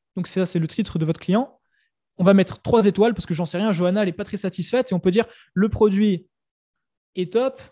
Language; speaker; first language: French; native; French